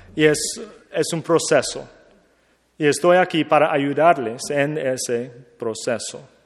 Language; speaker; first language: Spanish; non-native, learner; English